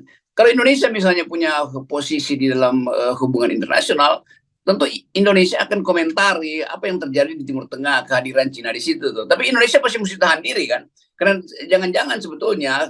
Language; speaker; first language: Indonesian; native; Indonesian